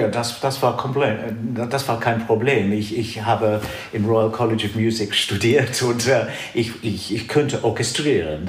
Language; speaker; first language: German; non-native, fluent; English